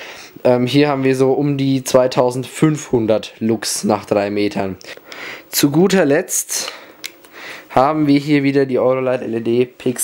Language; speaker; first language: German; native; German